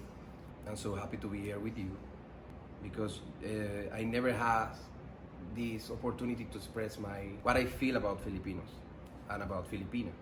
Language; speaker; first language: English; non-native, learner; Spanish